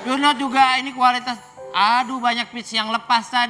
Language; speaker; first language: Indonesian; native; Indonesian